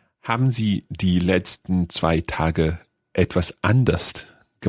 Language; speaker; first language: German; non-native, learner; English